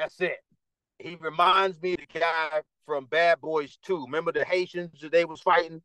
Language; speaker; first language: English; early bilingual, other home language; Spanish